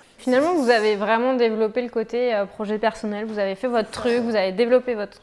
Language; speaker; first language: French; native; French